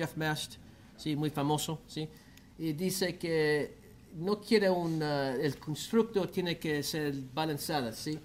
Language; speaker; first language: Spanish; non-native, learner; English